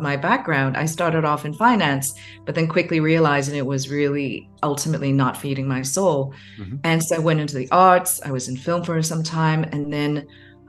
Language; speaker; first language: English; non-native, local second language; Cantonese